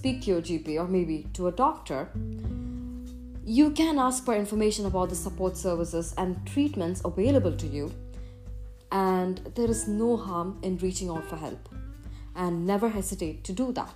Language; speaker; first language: English; non-native, local second language; Tamil